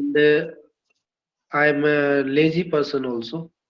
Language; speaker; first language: English; non-native, learner; Hindi